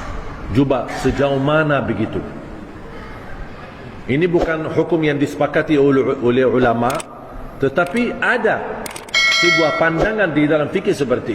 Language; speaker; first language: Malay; non-native, fluent; Arabic